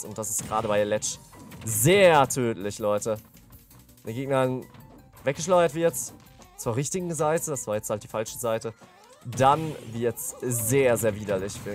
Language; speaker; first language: German; native; German